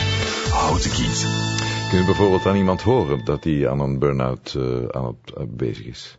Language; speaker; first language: Dutch; native; Dutch